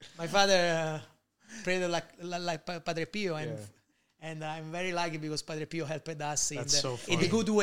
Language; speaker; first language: English; non-native, learner; Italian